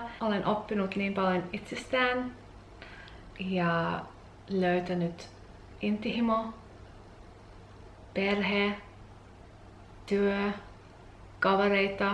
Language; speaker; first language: Finnish; non-native, learner; English